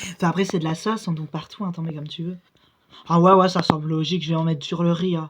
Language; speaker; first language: French; native; French